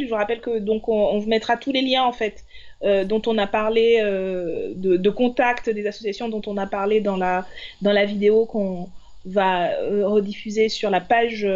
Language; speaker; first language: French; native; French